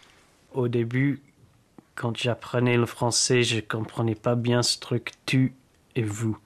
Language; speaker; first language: French; non-native, fluent; English